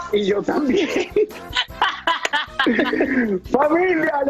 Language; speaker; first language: Spanish; native; Spanish